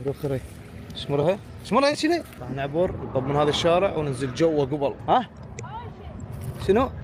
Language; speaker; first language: Arabic; native; Arabic